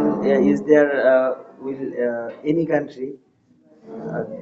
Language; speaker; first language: English; non-native, learner; Bangla